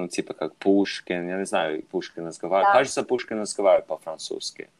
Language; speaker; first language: Russian; non-native, fluent; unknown